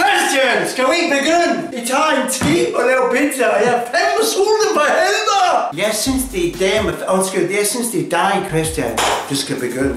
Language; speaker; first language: Danish; non-native, fluent; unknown